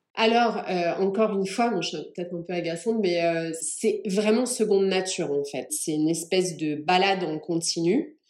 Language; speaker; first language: French; early bilingual, other home language; English